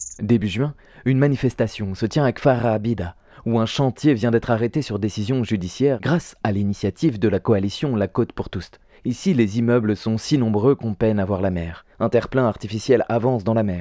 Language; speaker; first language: French; native; French